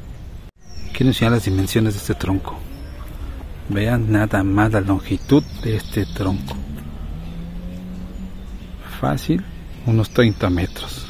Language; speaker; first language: Spanish; native; Spanish